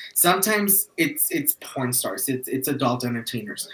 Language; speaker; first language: English; early bilingual, other home language; Spanish